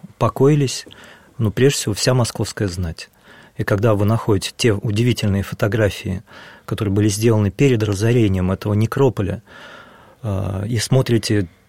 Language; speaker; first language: Russian; native; Russian